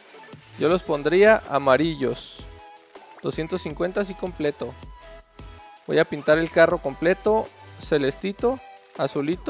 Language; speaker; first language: Spanish; native; Spanish